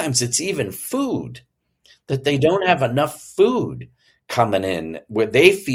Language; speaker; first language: English; native; English